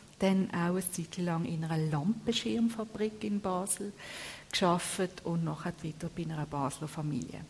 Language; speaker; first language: German; early bilingual, other home language; Italian